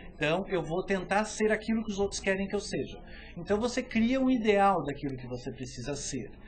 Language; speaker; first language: Portuguese; native; Portuguese